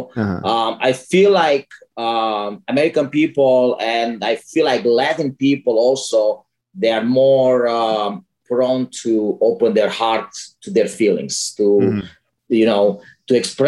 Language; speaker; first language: English; non-native, fluent; Romanian